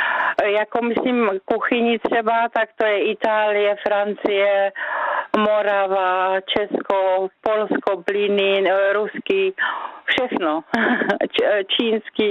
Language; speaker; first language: Czech; native; Czech